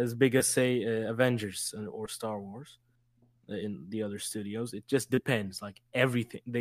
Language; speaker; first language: English; non-native, fluent; Turkish